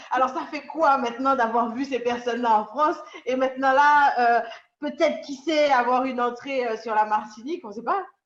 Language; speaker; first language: French; native; French